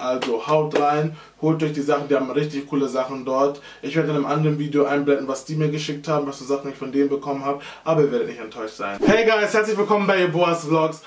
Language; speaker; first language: German; early bilingual, heritage; German